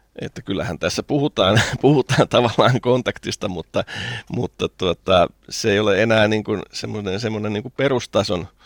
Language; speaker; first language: Finnish; native; Finnish